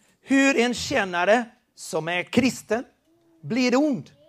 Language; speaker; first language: Swedish; non-native, fluent; Spanish